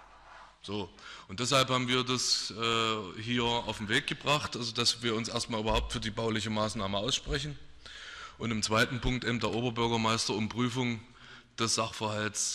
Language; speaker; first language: German; native; German